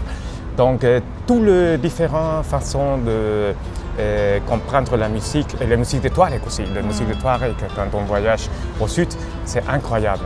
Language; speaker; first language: French; non-native, fluent; Spanish